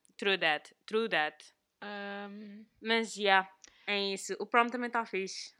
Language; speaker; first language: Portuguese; non-native, local second language; Kabuverdianu